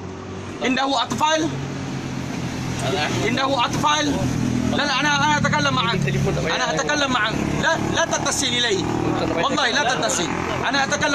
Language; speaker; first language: Arabic; non-native, learner; Malay